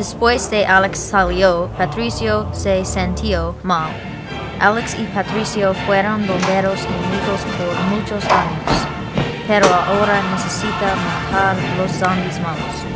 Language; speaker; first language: Spanish; non-native, learner; English